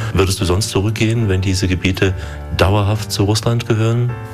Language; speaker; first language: German; native; German